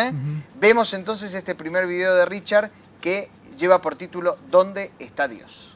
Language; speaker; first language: Spanish; native; Spanish